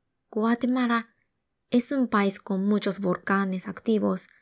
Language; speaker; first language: Spanish; non-native, fluent; Japanese